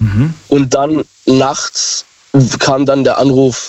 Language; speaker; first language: German; native; German